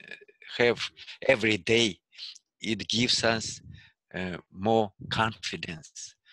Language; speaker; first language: English; non-native, fluent; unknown